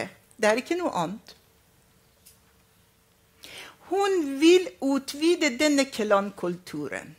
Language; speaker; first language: Norwegian; non-native, fluent; Arabic